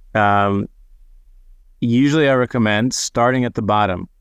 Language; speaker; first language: English; non-native, fluent; Hebrew